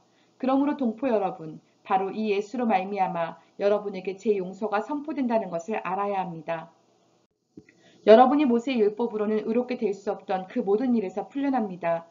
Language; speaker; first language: Korean; native; Korean